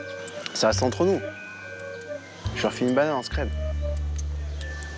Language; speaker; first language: French; native; French